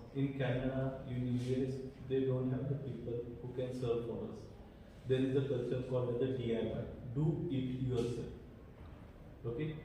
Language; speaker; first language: English; non-native, local second language; Marathi